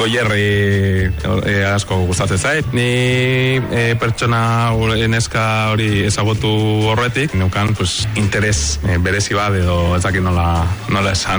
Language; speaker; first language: Basque; non-native, fluent; Spanish